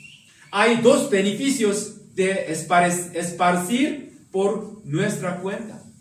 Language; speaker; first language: Spanish; non-native, learner; Korean